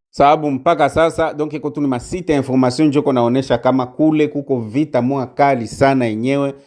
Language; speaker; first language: Swahili; native; Swahili